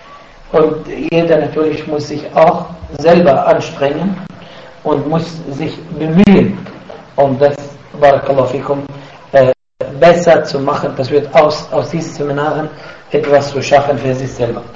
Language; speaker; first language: German; non-native, fluent; Arabic